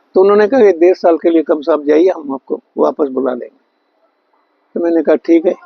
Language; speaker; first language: Hindi; non-native, local second language; Bangla